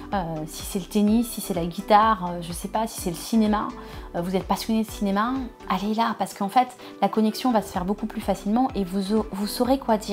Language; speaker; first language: French; native; French